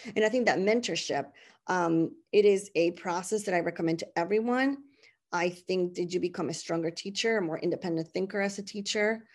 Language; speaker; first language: English; non-native, fluent; Spanish